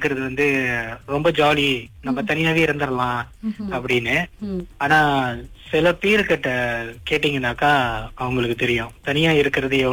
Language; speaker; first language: Tamil; early bilingual, heritage; Tamil